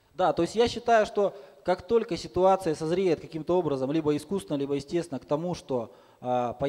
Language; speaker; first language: Russian; native; Russian